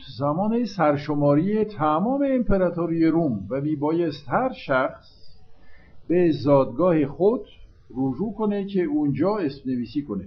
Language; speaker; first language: Persian; non-native, fluent; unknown